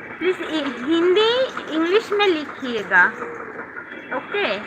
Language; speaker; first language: Hindi; non-native, local second language; Bangla